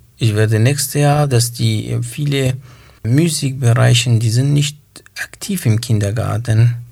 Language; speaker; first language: German; non-native, learner; Kurdish